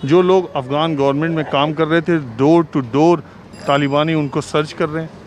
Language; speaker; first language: Hindi; native; Hindi